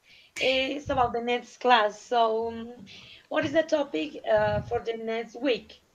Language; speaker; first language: English; non-native, learner; Spanish